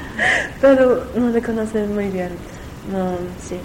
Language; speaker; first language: Spanish; non-native, learner; German